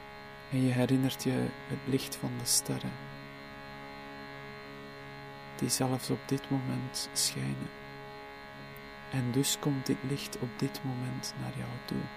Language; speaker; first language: Dutch; native; Dutch